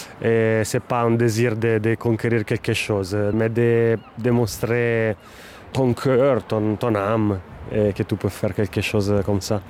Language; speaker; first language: French; non-native, fluent; Italian